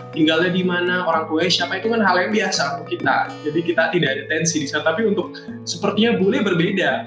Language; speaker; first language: Indonesian; native; Indonesian